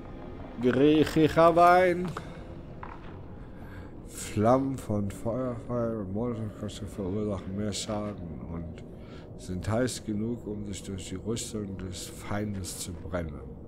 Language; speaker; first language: German; native; German